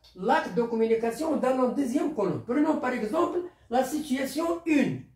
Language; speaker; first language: French; non-native, local second language; Arabic